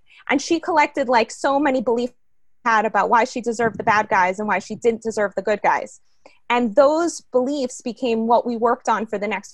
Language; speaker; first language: English; early bilingual, other home language; Spanish